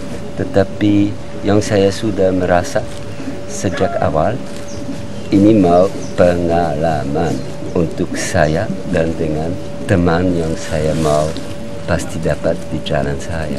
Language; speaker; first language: Indonesian; non-native, learner; French